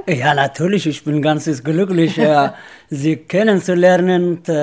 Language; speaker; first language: German; non-native, learner; Persian